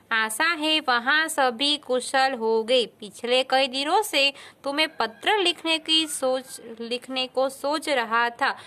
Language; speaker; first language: Hindi; non-native, local second language; Gujarati